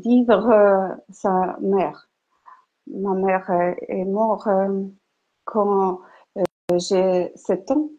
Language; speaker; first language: French; non-native, learner; Ukrainian